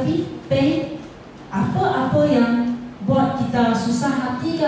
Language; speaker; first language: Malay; non-native, local second language; Chinese